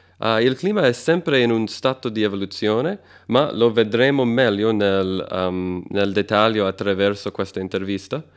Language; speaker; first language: Italian; non-native, fluent; English